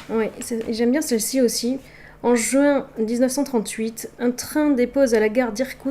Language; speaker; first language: French; native; French